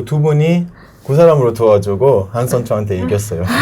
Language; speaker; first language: Korean; non-native, learner; Persian